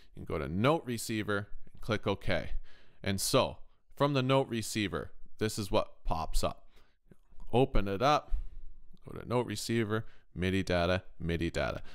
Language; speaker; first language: English; native; English